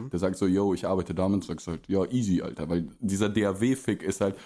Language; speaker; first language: German; early bilingual, other home language; Russian